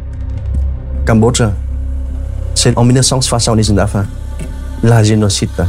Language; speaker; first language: French; non-native, fluent; Khmer